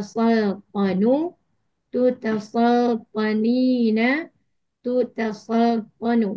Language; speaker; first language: Arabic; non-native, learner; Malay